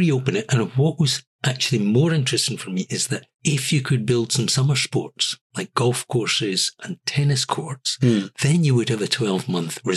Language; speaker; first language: English; native; English